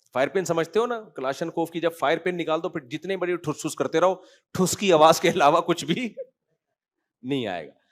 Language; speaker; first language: Urdu; native; Urdu